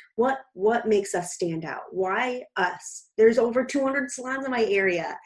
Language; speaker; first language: English; native; English